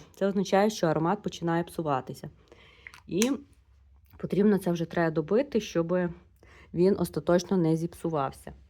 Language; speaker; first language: Ukrainian; non-native, local second language; Russian